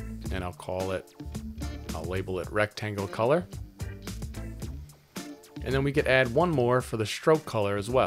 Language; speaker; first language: English; native; English